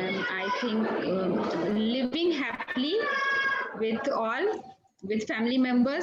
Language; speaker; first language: English; non-native, learner; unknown